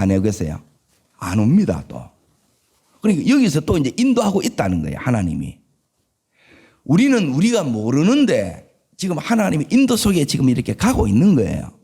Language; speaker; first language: Korean; native; Korean